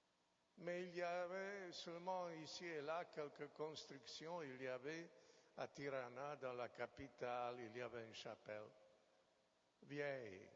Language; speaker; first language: French; non-native, fluent; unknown